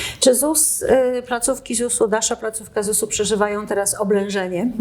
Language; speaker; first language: Polish; native; Polish